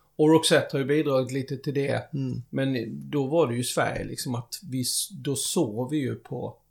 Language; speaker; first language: Swedish; native; Swedish